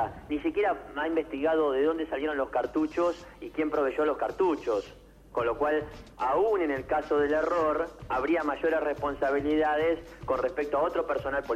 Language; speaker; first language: Spanish; native; Spanish